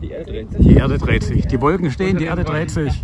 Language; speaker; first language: German; native; German